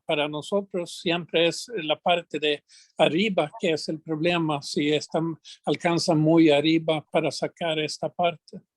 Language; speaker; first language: Spanish; non-native, fluent; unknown